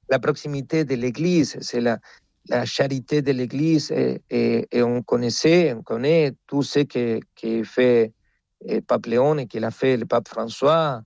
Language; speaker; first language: French; non-native, fluent; Spanish